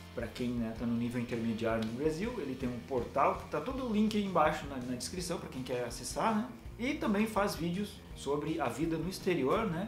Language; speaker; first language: Portuguese; native; Portuguese